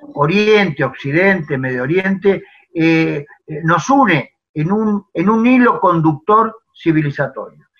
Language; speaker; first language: Spanish; native; Spanish